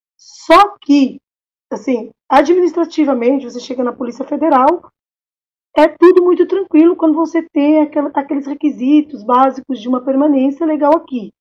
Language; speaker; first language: Portuguese; non-native, local second language; Kabuverdianu